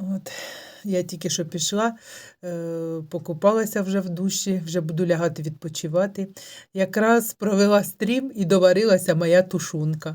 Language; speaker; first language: Ukrainian; native; Ukrainian